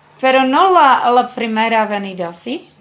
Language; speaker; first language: Spanish; non-native, learner; Czech